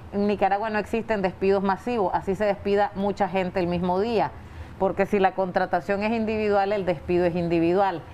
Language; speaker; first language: Spanish; native; Spanish